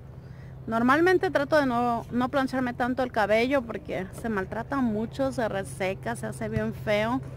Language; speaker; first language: Spanish; native; Spanish